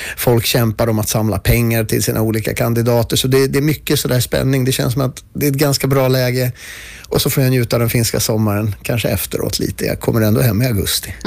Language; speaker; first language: Swedish; early bilingual, other home language; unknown